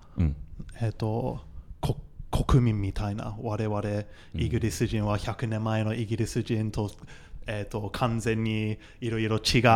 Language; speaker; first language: Japanese; non-native, fluent; English